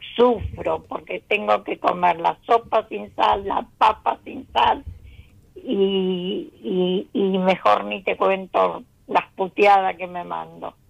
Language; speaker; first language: Spanish; native; Spanish